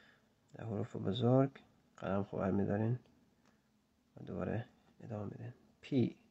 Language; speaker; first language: Persian; native; Persian